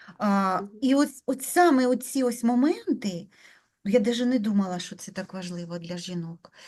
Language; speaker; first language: Ukrainian; non-native, local second language; Russian